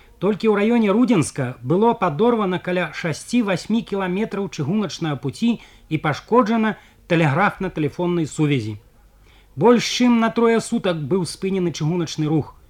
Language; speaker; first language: Belarusian; native; Belarusian